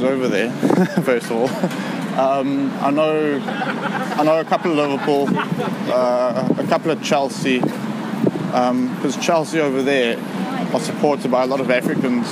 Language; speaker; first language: English; native; English